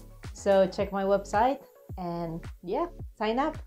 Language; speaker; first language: English; non-native, fluent; Spanish